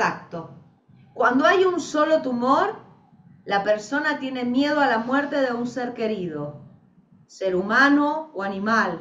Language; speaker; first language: Spanish; native; Spanish